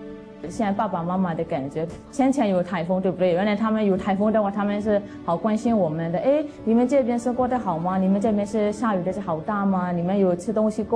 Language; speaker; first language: Chinese; non-native, learner; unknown